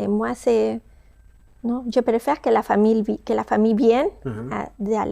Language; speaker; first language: French; non-native, fluent; Spanish